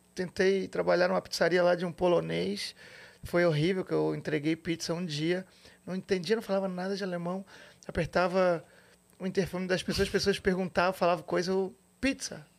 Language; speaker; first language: Portuguese; native; Portuguese